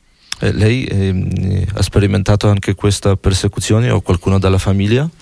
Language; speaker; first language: Italian; non-native, fluent; Polish